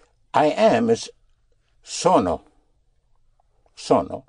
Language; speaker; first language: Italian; non-native, fluent; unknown